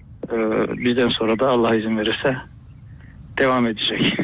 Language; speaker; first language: Turkish; native; Turkish